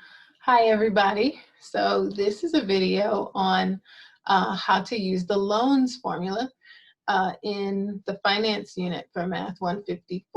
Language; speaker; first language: English; native; English